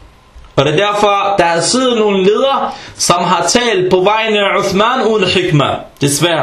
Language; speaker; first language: Danish; early bilingual, other home language; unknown